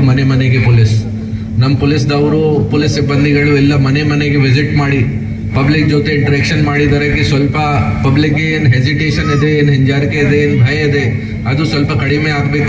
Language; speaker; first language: Kannada; non-native, local second language; Hindi